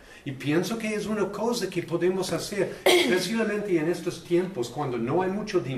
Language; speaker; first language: Spanish; non-native, learner; English